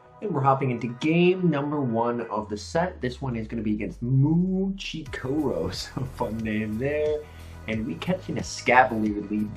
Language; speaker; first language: English; native; English